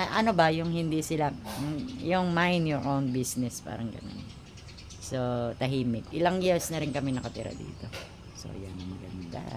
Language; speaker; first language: Filipino; native; Filipino